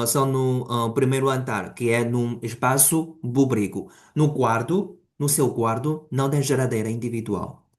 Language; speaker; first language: Portuguese; non-native, fluent; Chinese